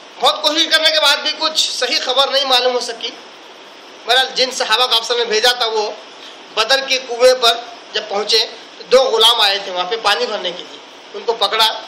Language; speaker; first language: Urdu; native; Urdu